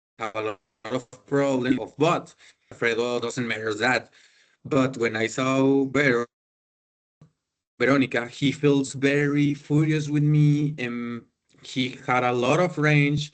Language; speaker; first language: English; non-native, learner; Spanish